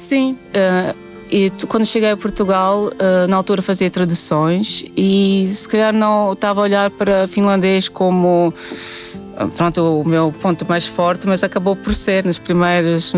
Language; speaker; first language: Portuguese; non-native, fluent; Latvian